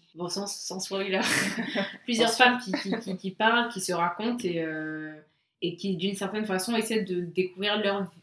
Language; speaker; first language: French; native; French